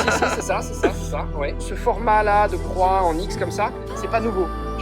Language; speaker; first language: French; native; French